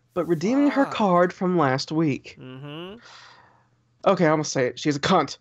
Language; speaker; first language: English; native; English